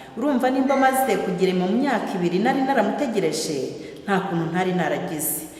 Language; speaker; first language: Kinyarwanda; native; Kinyarwanda